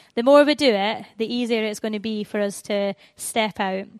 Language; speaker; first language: English; native; English